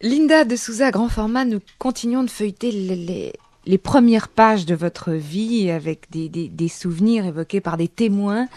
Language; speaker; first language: French; native; French